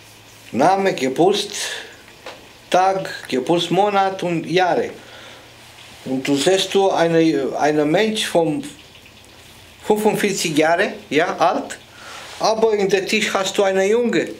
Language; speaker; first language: German; non-native, learner; Romanian